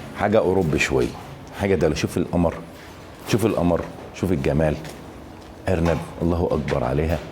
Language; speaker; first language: Egyptian Arabic; native; Egyptian Arabic